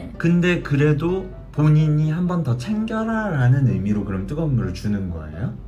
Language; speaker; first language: Korean; native; Korean